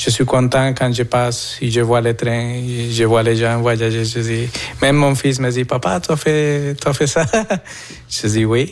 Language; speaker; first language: French; non-native, fluent; Spanish